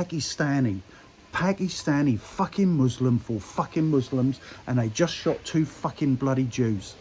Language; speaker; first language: English; native; English